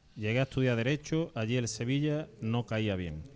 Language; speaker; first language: Spanish; native; Spanish